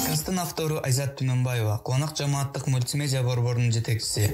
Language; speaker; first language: Kyrgyz; native; Kyrgyz